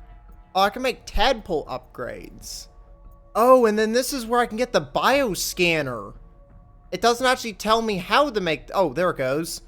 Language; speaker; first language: English; native; English